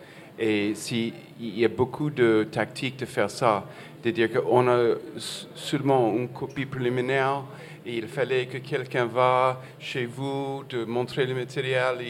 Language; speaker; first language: French; non-native, fluent; English